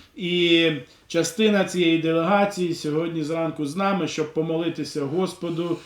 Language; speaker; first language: Ukrainian; non-native, local second language; Russian